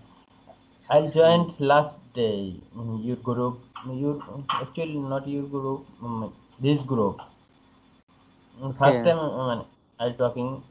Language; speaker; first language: English; non-native, learner; Bangla